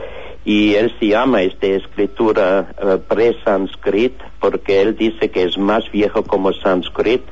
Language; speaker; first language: Spanish; non-native, learner; German